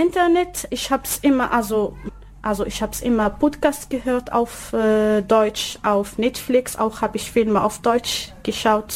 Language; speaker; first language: German; non-native, learner; Arabic